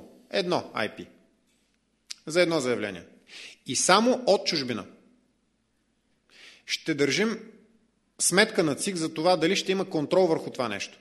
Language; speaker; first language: Bulgarian; native; Bulgarian